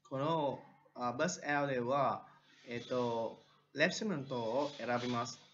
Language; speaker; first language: Japanese; non-native, learner; Vietnamese